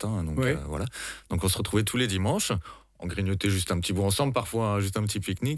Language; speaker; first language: French; native; French